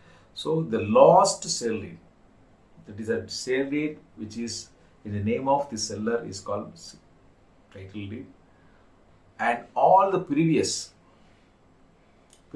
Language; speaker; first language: English; non-native, local second language; Tamil